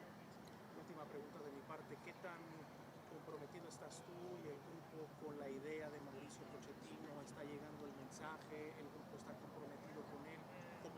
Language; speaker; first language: Spanish; native; Spanish